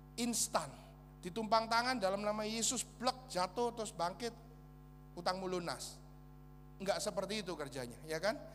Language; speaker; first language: Indonesian; native; Indonesian